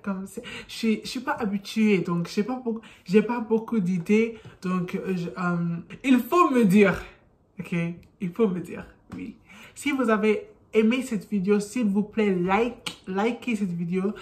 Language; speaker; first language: French; non-native, learner; English